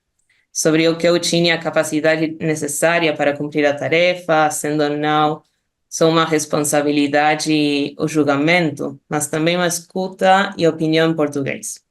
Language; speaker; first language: Portuguese; non-native, fluent; Spanish